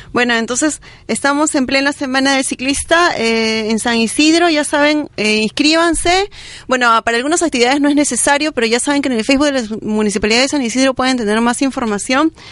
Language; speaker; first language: Spanish; native; Spanish